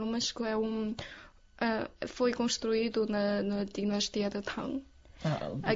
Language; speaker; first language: Portuguese; non-native, learner; Chinese